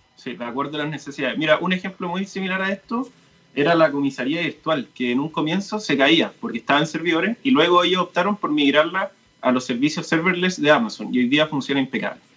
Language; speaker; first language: Spanish; native; Spanish